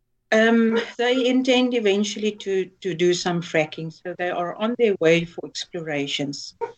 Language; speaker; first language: English; non-native, local second language; Afrikaans